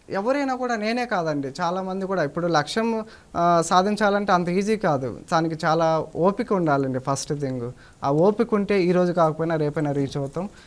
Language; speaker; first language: Telugu; native; Telugu